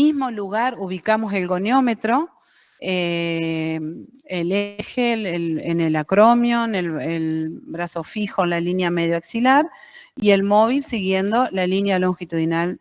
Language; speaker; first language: Spanish; native; Spanish